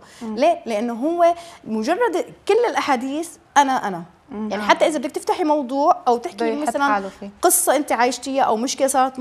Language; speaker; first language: Arabic; native; Arabic